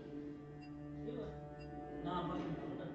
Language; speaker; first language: Spanish; native; Spanish